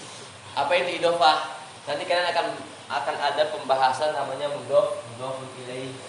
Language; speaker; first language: Indonesian; native; Indonesian